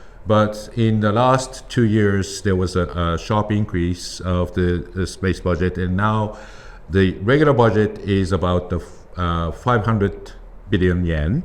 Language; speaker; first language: English; non-native, fluent; Japanese